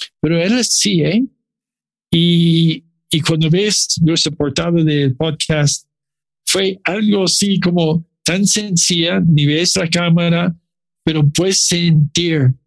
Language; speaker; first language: Spanish; non-native, learner; English